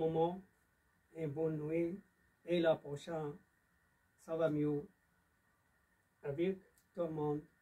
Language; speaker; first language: French; non-native, learner; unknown